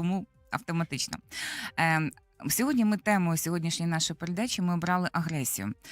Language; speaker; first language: Ukrainian; native; Ukrainian